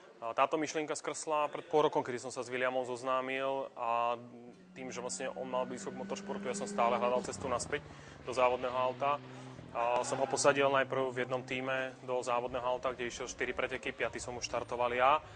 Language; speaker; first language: Slovak; native; Slovak